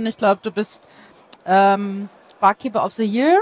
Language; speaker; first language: German; native; German